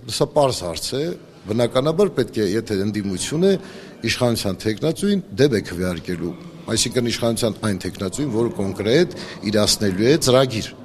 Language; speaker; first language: Armenian; native; Armenian